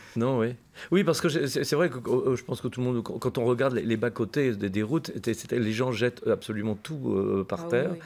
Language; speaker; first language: French; native; French